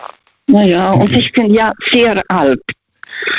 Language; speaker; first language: German; early bilingual, heritage; German